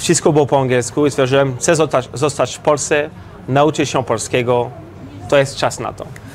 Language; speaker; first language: Polish; non-native, learner; French